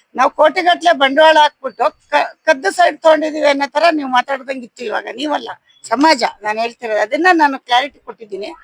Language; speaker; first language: Kannada; native; Kannada